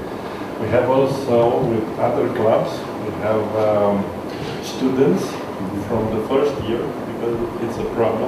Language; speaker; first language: English; non-native, learner; Romanian